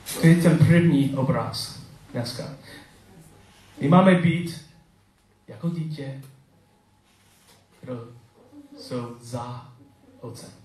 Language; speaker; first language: Czech; non-native, learner; English